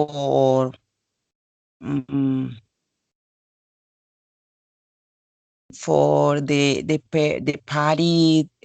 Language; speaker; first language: English; non-native, learner; Spanish